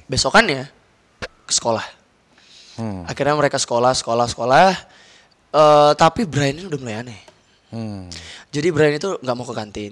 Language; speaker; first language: Indonesian; native; Indonesian